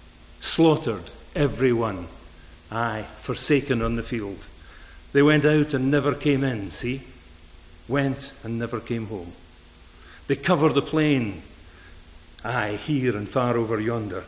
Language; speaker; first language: English; native; English